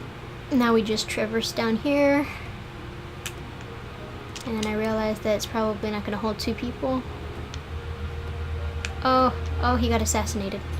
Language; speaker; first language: English; native; English